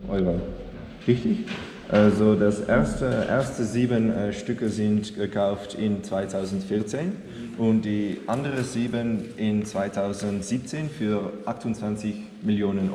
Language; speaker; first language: German; non-native, learner; Dutch